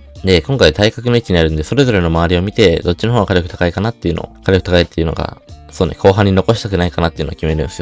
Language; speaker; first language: Japanese; native; Japanese